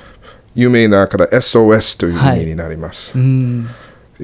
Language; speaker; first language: Japanese; non-native, learner; English